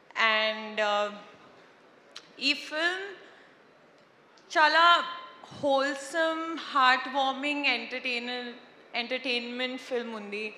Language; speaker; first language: Telugu; non-native, learner; Hindi